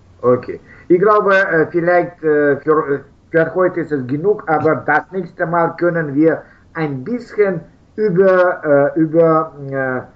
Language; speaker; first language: German; non-native, fluent; Russian